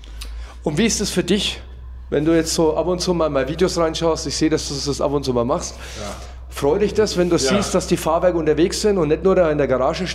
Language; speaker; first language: German; native; German